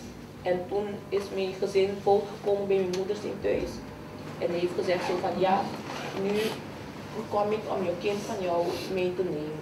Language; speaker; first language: Dutch; non-native, fluent; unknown